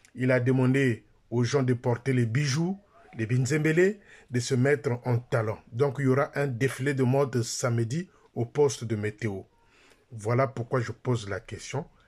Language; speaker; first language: French; non-native, local second language; Lingala